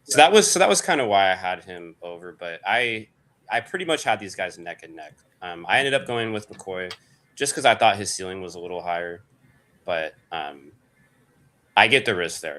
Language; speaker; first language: English; native; English